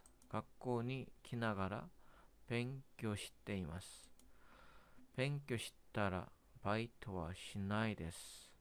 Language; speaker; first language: Japanese; non-native, learner; Korean